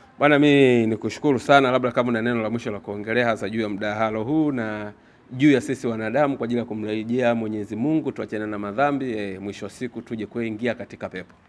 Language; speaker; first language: Swahili; native; Swahili